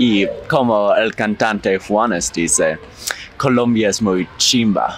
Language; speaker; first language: Spanish; non-native, learner; English